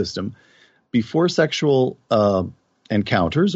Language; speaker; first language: English; native; English